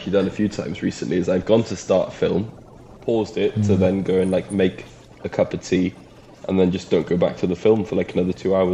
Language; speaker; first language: English; native; English